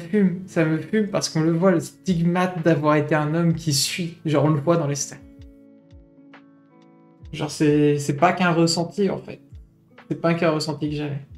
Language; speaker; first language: French; native; French